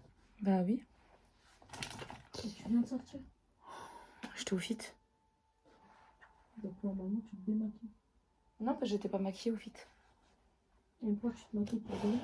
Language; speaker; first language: French; native; French